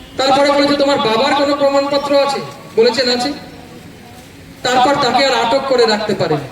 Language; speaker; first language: Bangla; native; Bangla